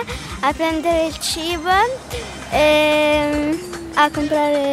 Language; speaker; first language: Italian; early bilingual, other home language; Arabic